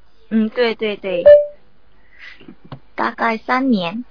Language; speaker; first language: Chinese; non-native, learner; Korean